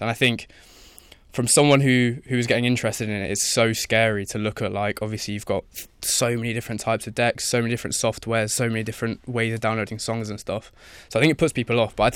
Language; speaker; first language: English; native; English